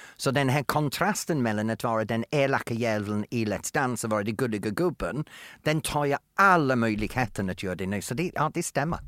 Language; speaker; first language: Swedish; non-native, fluent; English